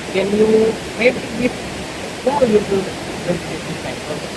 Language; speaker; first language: English; non-native, learner; Indonesian